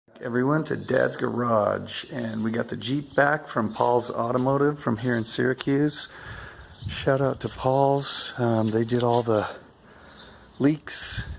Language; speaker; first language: English; native; English